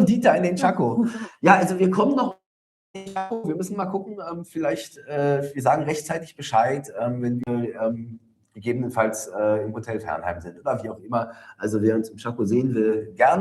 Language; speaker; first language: German; native; German